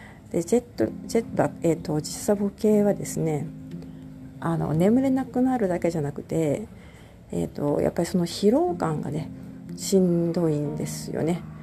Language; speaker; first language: Japanese; native; Japanese